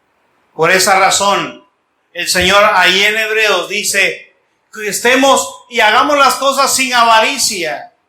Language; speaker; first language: Spanish; native; Spanish